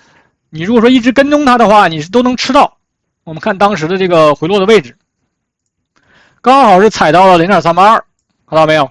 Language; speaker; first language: Chinese; native; Chinese